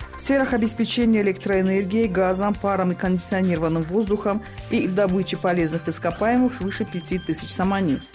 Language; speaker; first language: Russian; non-native, local second language; Tajik